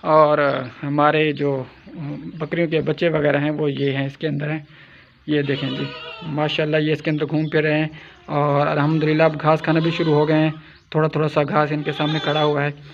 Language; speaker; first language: Urdu; non-native, local second language; Saraiki